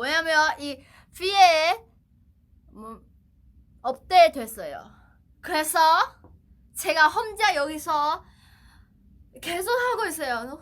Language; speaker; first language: Korean; non-native, fluent; Chinese